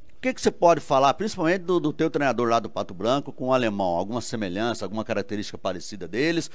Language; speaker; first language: Portuguese; native; Portuguese